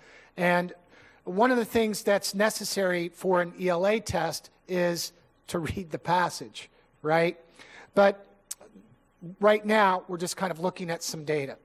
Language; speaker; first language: English; native; English